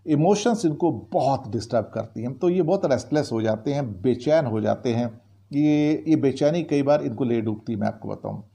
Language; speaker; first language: Hindi; native; Hindi